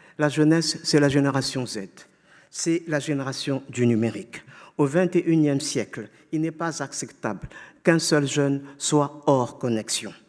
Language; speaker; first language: French; non-native, fluent; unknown